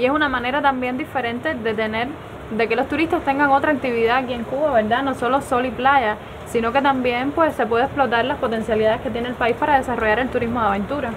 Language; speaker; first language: Spanish; native; Spanish